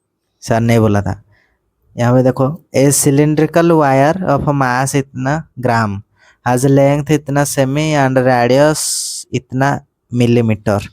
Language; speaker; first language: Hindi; native; Hindi